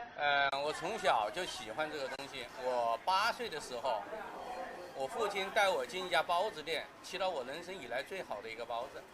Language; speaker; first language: Chinese; native; Chinese